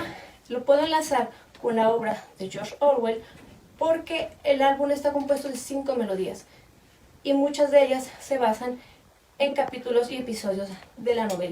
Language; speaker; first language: Spanish; native; Spanish